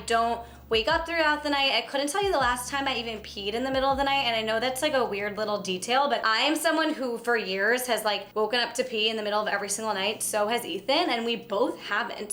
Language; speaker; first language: English; native; English